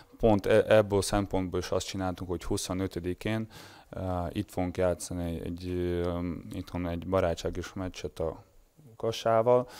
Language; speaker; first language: Hungarian; non-native, learner; Russian